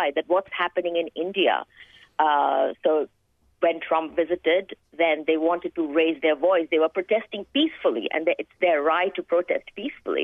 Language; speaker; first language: English; non-native, local second language; Hindi